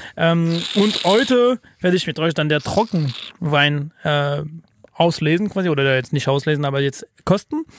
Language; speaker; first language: German; non-native, fluent; French